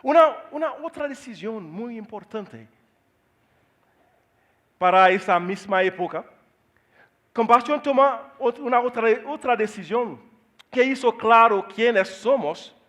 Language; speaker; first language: Spanish; non-native, learner; Haitian Creole